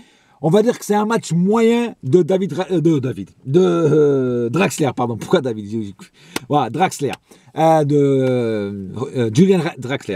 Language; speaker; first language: French; native; French